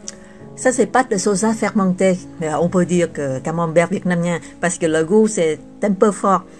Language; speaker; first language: French; non-native, fluent; Vietnamese